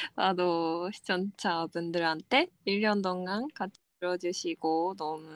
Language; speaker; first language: Korean; non-native, fluent; Japanese